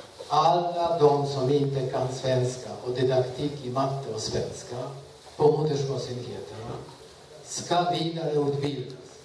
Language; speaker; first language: Swedish; non-native, fluent; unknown